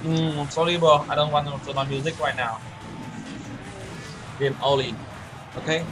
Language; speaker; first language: English; non-native, learner; Vietnamese